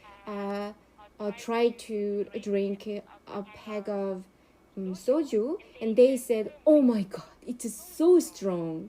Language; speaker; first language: English; non-native, learner; Korean